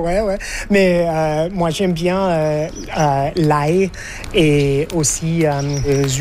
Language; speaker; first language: French; non-native, learner; English